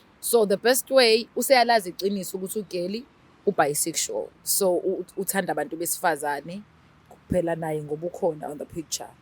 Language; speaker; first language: Zulu; native; Zulu